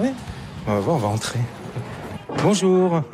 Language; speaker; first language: French; native; French